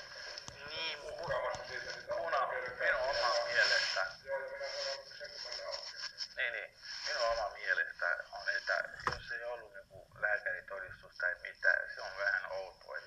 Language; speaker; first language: Finnish; non-native, fluent; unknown